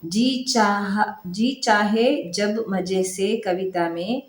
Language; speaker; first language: Hindi; non-native, local second language; Kannada